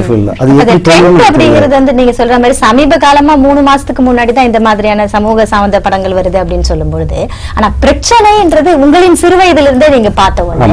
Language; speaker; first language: Tamil; native; Tamil